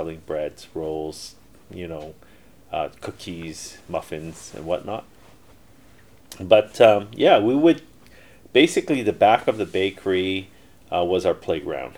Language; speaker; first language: English; early bilingual, other home language; Korean